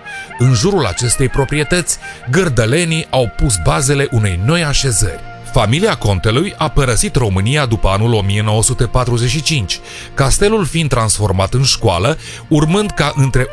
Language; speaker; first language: Romanian; native; Romanian